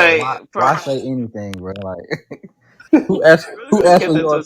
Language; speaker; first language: English; native; English